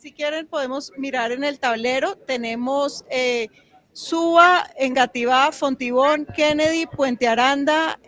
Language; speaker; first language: Spanish; native; Spanish